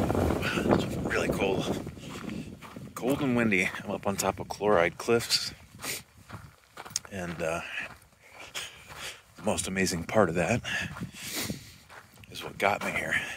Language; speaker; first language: English; native; English